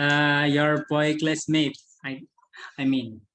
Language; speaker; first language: English; non-native, learner; Indonesian